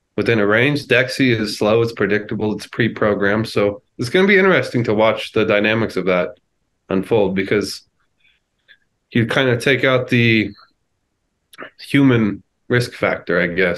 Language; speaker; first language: English; native; English